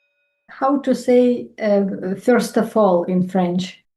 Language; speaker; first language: English; non-native, fluent; Russian